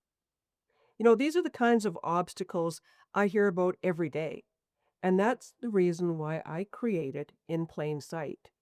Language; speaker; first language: English; native; English